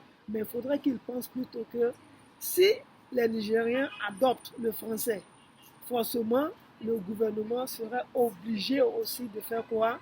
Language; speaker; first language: French; non-native, fluent; Yoruba